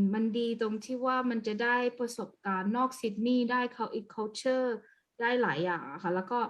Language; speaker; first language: Thai; early bilingual, other home language; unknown